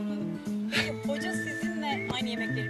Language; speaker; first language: Turkish; native; Turkish